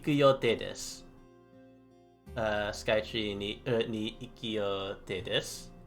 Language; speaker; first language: Japanese; non-native, learner; English